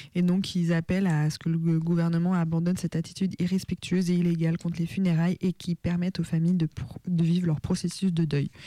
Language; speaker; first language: French; native; French